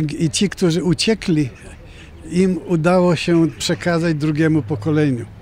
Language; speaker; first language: Polish; early bilingual, heritage; Polish